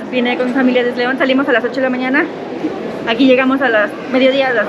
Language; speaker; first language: Spanish; native; Spanish